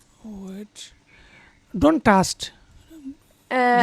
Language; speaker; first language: English; non-native, learner; Bangla